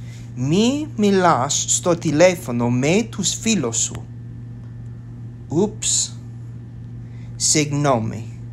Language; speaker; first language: Greek; non-native, learner; English